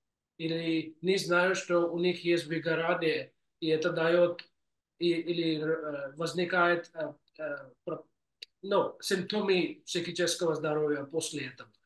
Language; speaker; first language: Russian; non-native, fluent; English